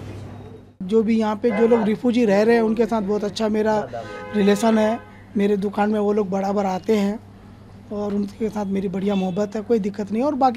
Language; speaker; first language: Hindi; native; Hindi